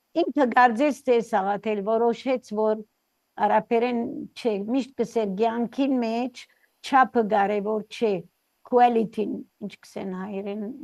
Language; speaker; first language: Armenian; early bilingual, heritage; Armenian